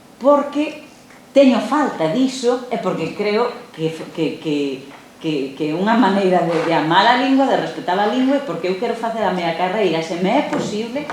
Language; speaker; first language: Galician; non-native, local second language; Spanish